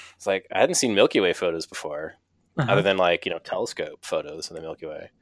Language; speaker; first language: English; native; English